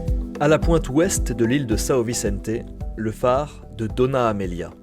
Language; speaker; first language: French; native; French